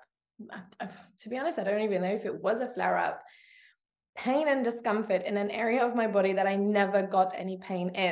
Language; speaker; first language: English; native; English